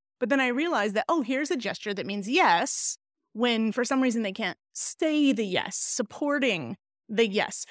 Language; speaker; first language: English; native; English